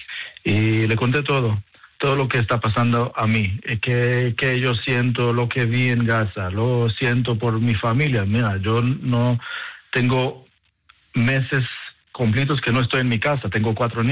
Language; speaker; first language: Spanish; non-native, learner; Hebrew